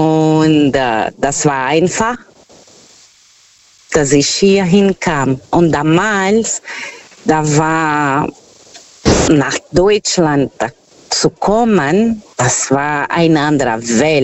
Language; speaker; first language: German; non-native, fluent; Portuguese